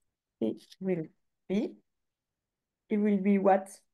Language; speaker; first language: English; non-native, fluent; French